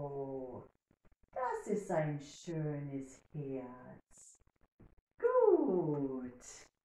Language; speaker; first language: German; non-native, learner; English